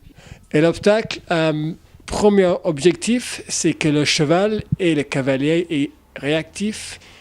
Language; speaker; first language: French; non-native, fluent; English